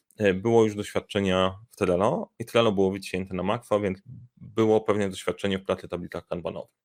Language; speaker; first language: Polish; native; Polish